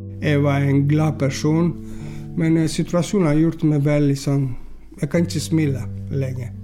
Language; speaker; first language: Norwegian; non-native, learner; Greek